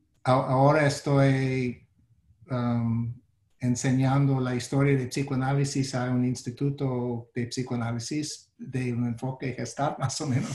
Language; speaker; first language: Spanish; non-native, fluent; English